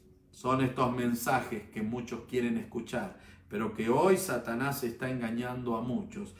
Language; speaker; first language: Spanish; native; Spanish